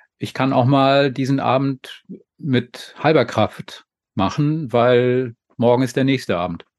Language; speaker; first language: German; native; German